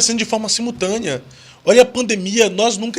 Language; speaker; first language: Portuguese; native; Portuguese